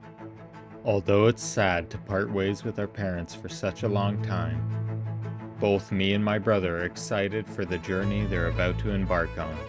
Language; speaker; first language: English; native; English